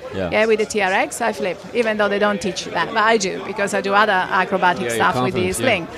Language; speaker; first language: English; non-native, fluent; Italian